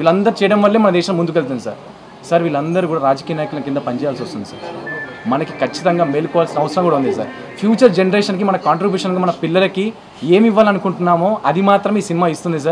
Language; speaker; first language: Telugu; native; Telugu